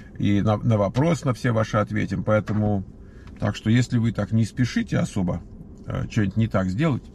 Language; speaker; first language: Russian; native; Russian